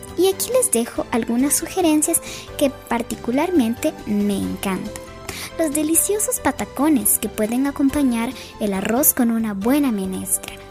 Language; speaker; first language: Spanish; native; Spanish